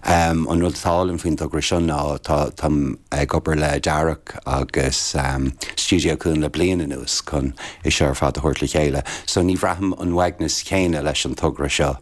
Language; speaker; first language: Irish; native; Irish